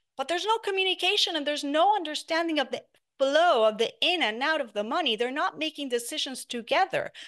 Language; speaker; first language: English; non-native, fluent; Spanish